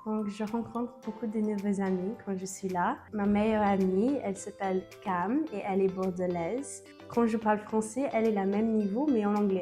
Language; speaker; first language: French; non-native, learner; English